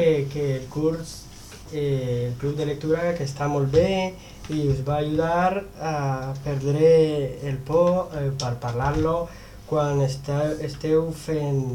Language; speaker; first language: Catalan; non-native, learner; Spanish